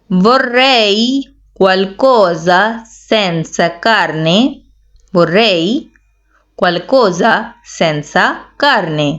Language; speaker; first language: Italian; non-native, learner; Urdu